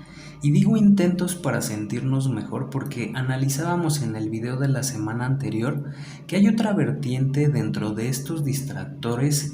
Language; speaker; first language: Spanish; native; Spanish